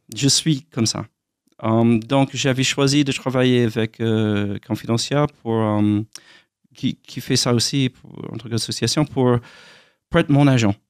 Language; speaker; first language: French; non-native, fluent; English